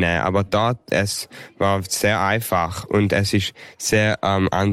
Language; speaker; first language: German; early bilingual, heritage; English